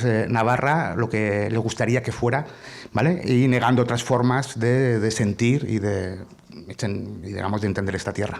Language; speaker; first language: Spanish; native; Spanish